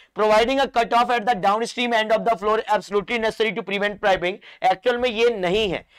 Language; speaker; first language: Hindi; non-native, local second language; Marathi